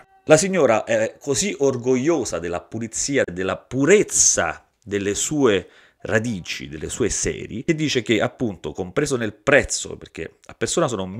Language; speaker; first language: Italian; native; Italian